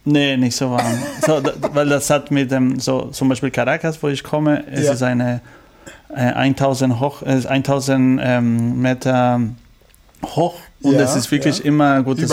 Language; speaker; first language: German; non-native, learner; Spanish